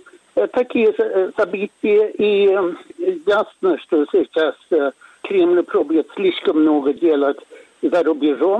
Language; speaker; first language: Russian; non-native, fluent; Swedish